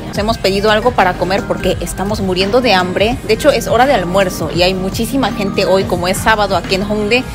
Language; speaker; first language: Spanish; non-native, fluent; Korean